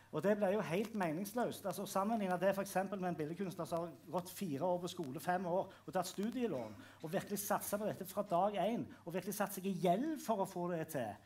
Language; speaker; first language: Norwegian; native; Norwegian